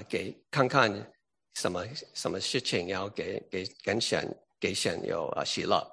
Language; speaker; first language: Chinese; early bilingual, heritage; English